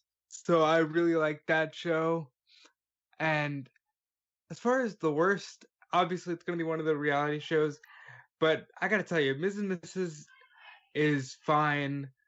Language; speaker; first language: English; native; English